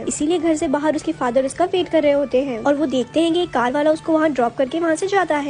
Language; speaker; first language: Hindi; native; Hindi